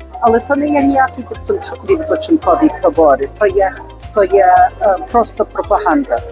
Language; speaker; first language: Ukrainian; early bilingual, heritage; Ukrainian